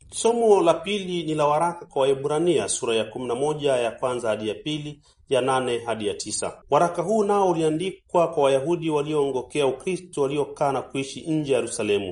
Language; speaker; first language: Swahili; native; Swahili